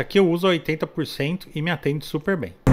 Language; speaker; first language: Portuguese; native; Portuguese